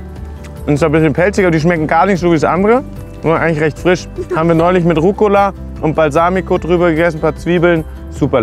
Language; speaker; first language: German; native; German